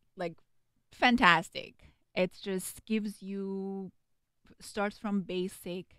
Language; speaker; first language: English; non-native, fluent; Persian